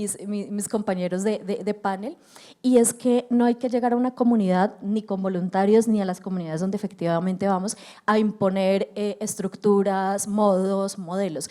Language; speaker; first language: Spanish; native; Spanish